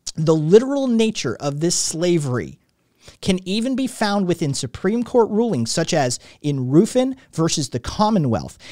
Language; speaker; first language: English; native; English